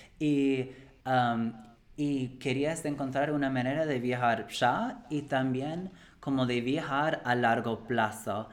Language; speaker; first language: Spanish; non-native, fluent; English